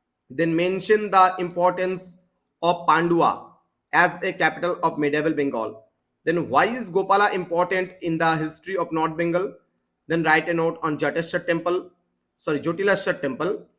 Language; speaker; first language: English; non-native, local second language; Bangla